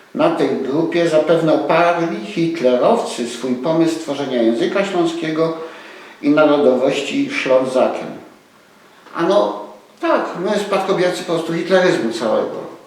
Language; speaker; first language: Polish; native; Polish